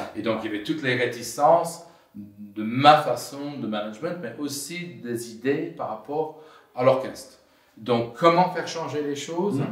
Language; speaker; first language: French; non-native, fluent; English